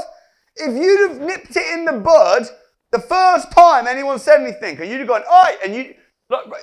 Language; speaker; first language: English; native; English